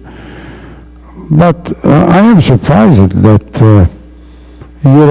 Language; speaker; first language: English; non-native, fluent; Italian